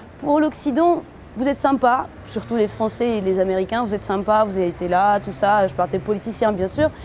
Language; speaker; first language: French; non-native, local second language; Arabic